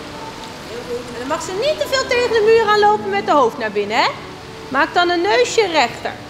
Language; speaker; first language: Dutch; native; Dutch